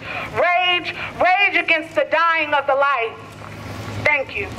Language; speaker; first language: English; native; English